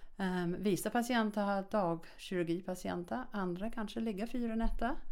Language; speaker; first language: Swedish; non-native, fluent; English